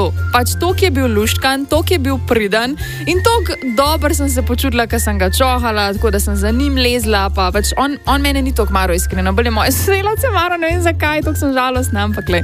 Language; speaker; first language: Slovenian; native; Slovenian